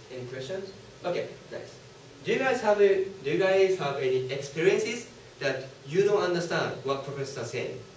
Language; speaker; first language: English; non-native, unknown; Japanese